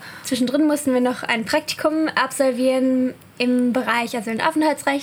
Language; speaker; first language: German; native; German